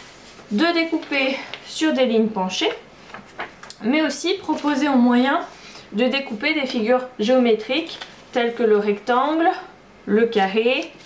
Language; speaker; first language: French; native; French